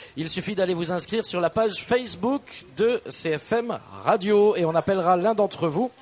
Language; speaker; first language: French; native; French